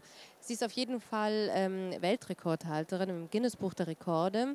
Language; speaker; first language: German; native; German